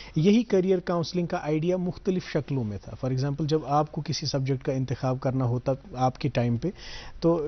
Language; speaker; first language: Hindi; non-native, local second language; Kashmiri